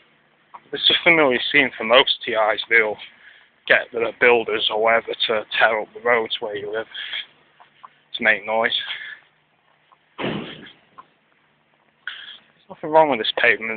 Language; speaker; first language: English; native; English